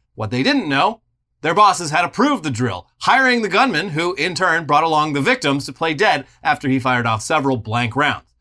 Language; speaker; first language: English; native; English